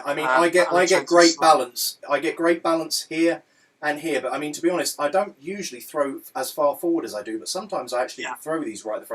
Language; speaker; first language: English; native; English